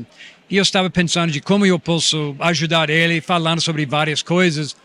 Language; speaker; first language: Portuguese; non-native, fluent; English